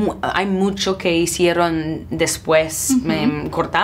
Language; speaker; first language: Spanish; non-native, learner; English